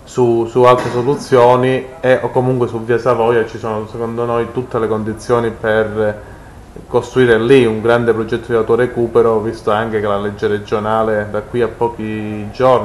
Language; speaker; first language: Italian; native; Italian